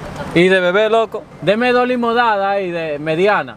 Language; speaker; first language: Spanish; early bilingual, heritage; Spanish